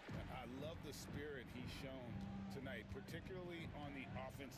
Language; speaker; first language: English; native; English